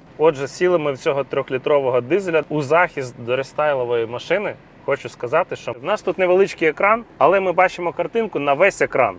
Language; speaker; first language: Ukrainian; non-native, local second language; Russian